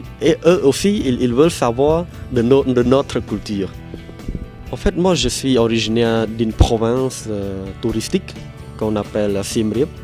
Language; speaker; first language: French; non-native, fluent; Khmer